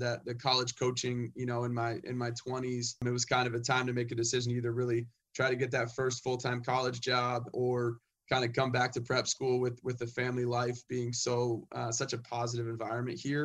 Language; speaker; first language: English; native; English